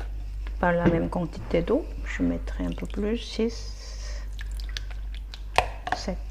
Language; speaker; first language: French; non-native, learner; Korean